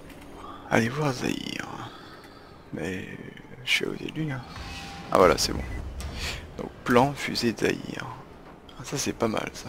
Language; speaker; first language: French; native; French